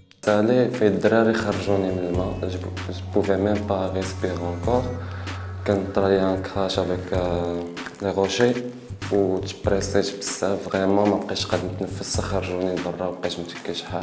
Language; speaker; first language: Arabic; native; Arabic